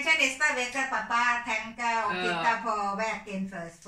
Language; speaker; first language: Swedish; non-native, learner; Thai